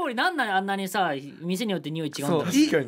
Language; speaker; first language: Japanese; native; Japanese